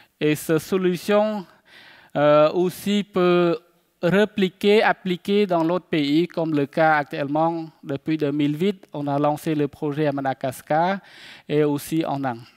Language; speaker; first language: French; non-native, fluent; Khmer